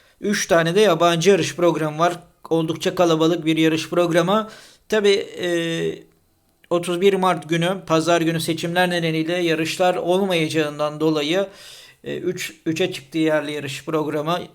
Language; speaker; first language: Turkish; native; Turkish